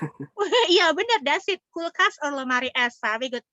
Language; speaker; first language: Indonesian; native; Indonesian